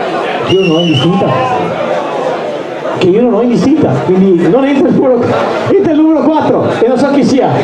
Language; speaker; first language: Italian; native; Italian